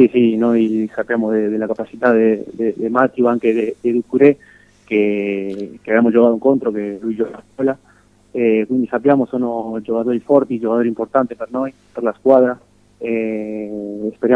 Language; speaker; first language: Italian; non-native, fluent; Spanish